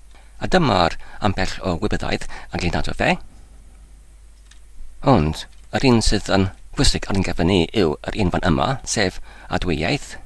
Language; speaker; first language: Welsh; non-native, learner; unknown